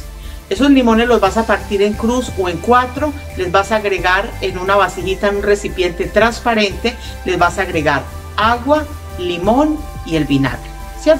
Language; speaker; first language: Spanish; native; Spanish